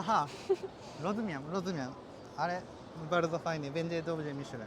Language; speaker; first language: Polish; non-native, learner; Japanese